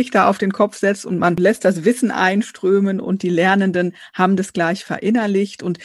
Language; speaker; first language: German; native; German